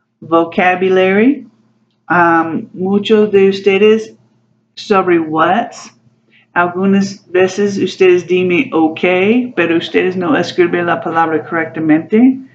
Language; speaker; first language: Spanish; non-native, learner; English